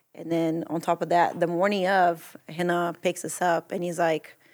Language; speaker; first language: English; early bilingual, other home language; Portuguese